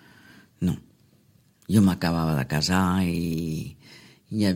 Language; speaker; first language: Catalan; non-native, fluent; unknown